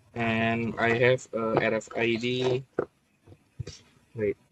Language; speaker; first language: English; non-native, learner; Indonesian